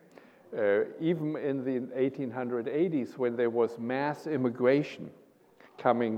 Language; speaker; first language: English; non-native, fluent; German